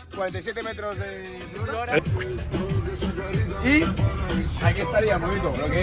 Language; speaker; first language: Spanish; native; Spanish